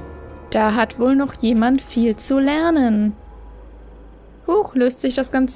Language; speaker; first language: German; native; German